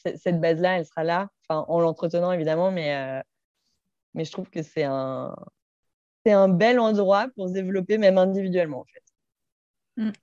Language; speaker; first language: French; native; French